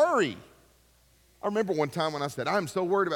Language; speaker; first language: English; native; English